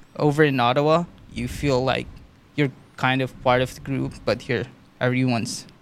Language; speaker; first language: English; non-native, local second language; Filipino